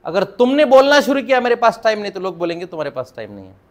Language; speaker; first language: Hindi; non-native, local second language; Marathi